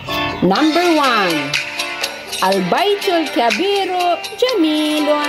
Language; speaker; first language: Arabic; non-native, fluent; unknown